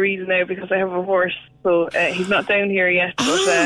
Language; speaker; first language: English; native; English